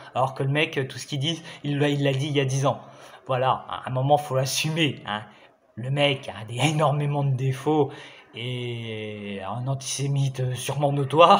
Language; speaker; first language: French; native; French